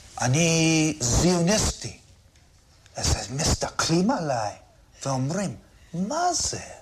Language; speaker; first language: Hebrew; non-native, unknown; English